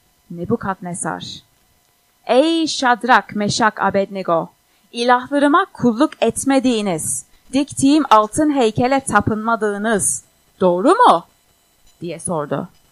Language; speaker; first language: Turkish; non-native, fluent; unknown